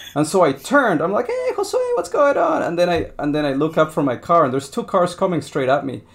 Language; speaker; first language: English; non-native, fluent; Spanish